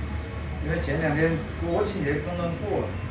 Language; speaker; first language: Chinese; native; Chinese